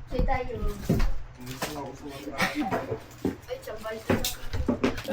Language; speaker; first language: Japanese; non-native, local second language; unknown